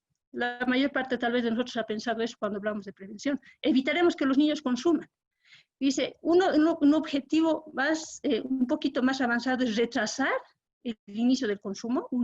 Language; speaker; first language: Spanish; native; Spanish